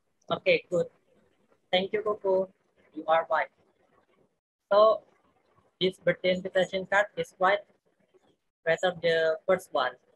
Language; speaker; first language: English; non-native, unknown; Indonesian